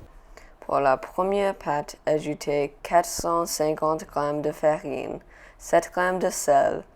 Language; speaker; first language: French; non-native, learner; English